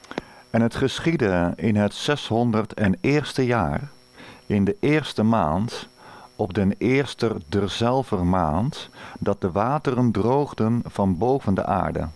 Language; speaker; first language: Dutch; native; Dutch